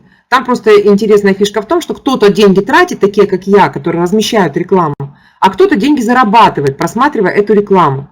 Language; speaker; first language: Russian; native; Russian